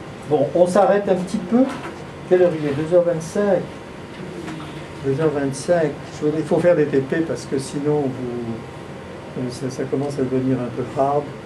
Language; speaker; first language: French; native; French